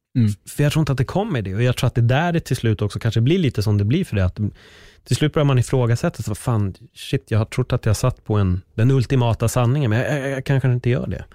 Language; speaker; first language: Swedish; native; Swedish